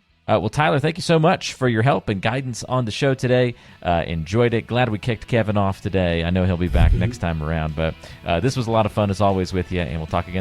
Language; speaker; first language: English; native; English